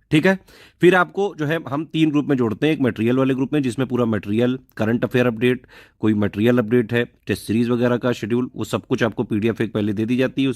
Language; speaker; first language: Hindi; native; Hindi